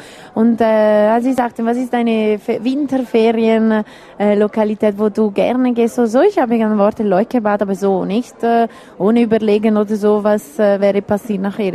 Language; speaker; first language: German; non-native, local second language; Italian